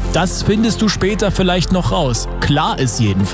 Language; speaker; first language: German; native; German